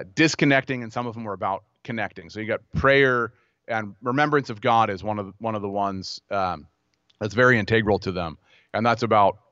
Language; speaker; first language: English; native; English